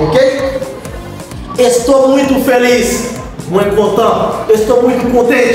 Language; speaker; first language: Portuguese; non-native, fluent; Haitian Creole